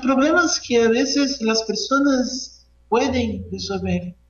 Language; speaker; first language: Spanish; non-native, fluent; Portuguese